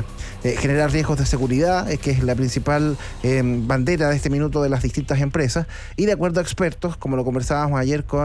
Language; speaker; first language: Spanish; native; Spanish